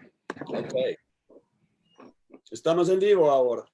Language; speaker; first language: Spanish; non-native, learner; English